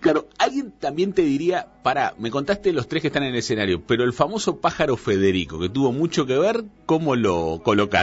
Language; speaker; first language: Spanish; native; Spanish